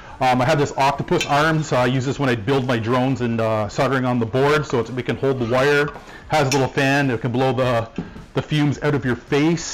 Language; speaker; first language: English; native; English